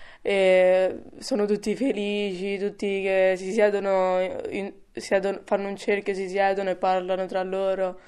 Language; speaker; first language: Italian; early bilingual, other home language; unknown